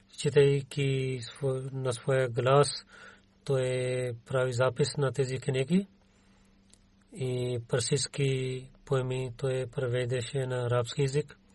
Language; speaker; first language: Bulgarian; non-native, learner; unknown